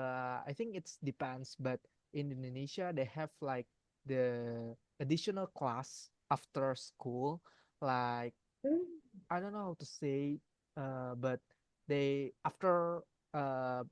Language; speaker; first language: English; non-native, learner; Indonesian